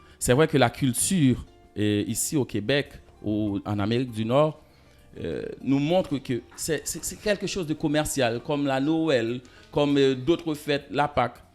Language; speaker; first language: French; non-native, local second language; Haitian Creole